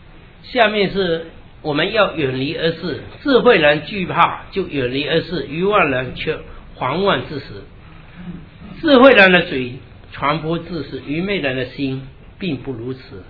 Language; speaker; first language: Chinese; native; Chinese